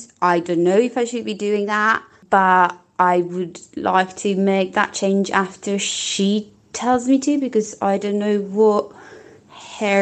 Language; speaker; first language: English; non-native, fluent; Polish